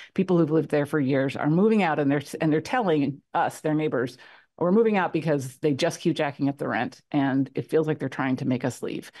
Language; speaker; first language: English; native; English